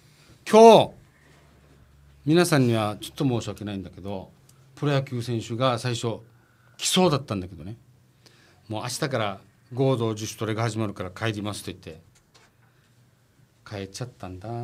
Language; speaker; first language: Japanese; native; Japanese